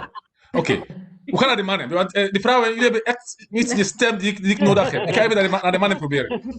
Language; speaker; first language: Dutch; non-native, fluent; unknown